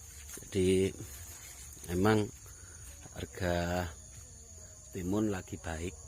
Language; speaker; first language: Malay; non-native, local second language; Javanese